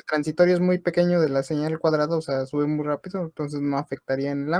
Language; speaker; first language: Spanish; native; Spanish